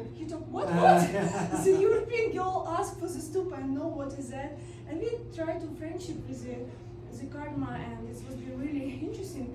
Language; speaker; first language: English; non-native, learner; Russian